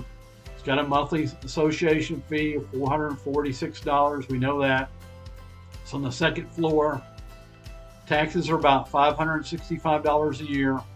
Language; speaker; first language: English; native; English